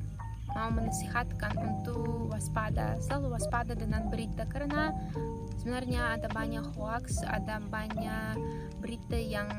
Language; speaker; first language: Indonesian; non-native, fluent; Russian